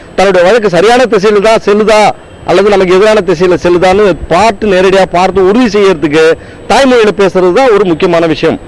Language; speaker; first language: Tamil; native; Tamil